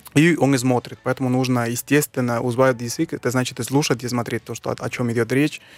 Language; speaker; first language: Russian; non-native, fluent; Spanish